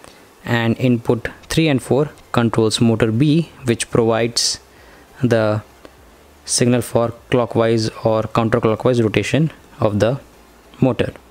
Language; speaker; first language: English; non-native, local second language; Hindi